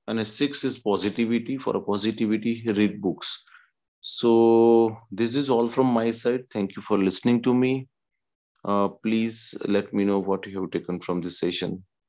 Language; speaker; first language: English; non-native, local second language; Gujarati